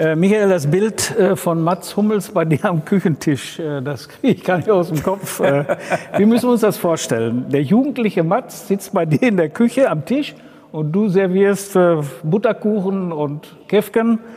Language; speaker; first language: German; native; German